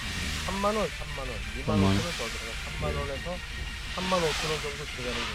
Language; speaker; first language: Korean; native; Korean